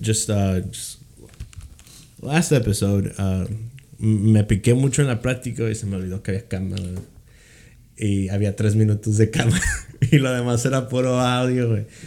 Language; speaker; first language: Spanish; early bilingual, heritage; Spanish